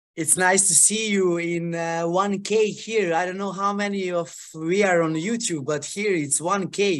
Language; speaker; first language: English; non-native, fluent; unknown